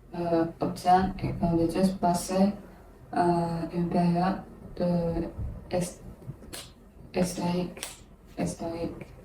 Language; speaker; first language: French; non-native, learner; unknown